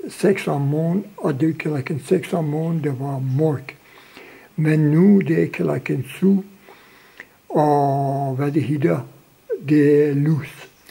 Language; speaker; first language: Danish; non-native, local second language; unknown